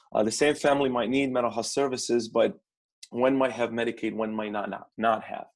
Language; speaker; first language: English; non-native, fluent; Arabic